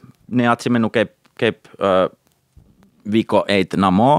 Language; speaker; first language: Lithuanian; non-native, fluent; Finnish